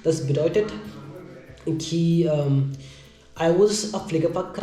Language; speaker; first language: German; non-native, learner; Hindi